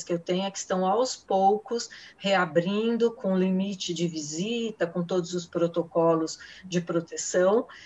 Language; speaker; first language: Portuguese; native; Portuguese